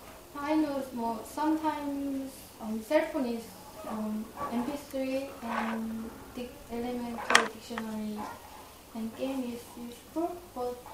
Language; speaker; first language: English; non-native, learner; Korean